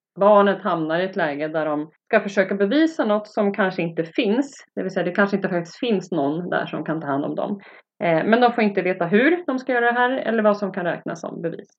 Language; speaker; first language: Swedish; native; Swedish